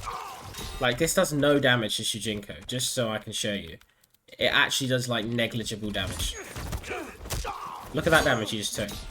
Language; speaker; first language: English; native; English